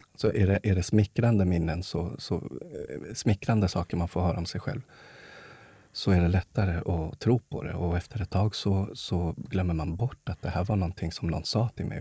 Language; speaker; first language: Swedish; early bilingual, other home language; Spanish